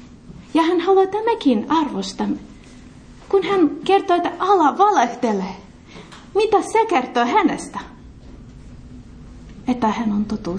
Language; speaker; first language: Finnish; non-native, learner; Russian